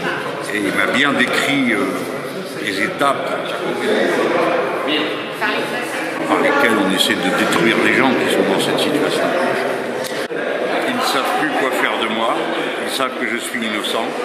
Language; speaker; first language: French; native; French